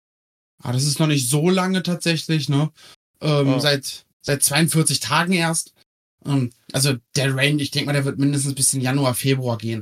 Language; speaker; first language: German; native; German